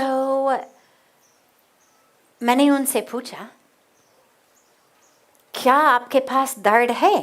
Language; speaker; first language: Hindi; non-native, fluent; English